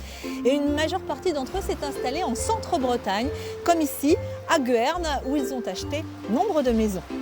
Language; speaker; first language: French; native; French